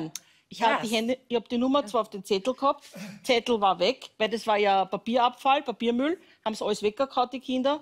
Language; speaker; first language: German; native; German